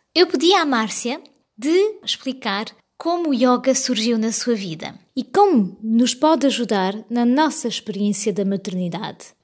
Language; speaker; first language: Portuguese; early bilingual, heritage; French